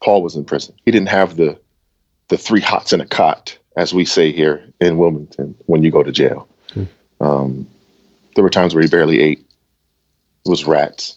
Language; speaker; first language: English; native; English